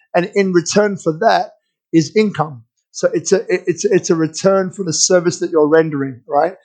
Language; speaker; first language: English; native; English